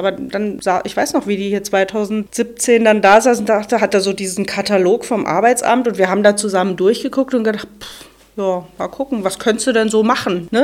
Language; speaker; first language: German; native; German